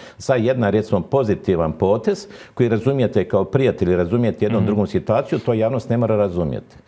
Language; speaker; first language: Croatian; native; Croatian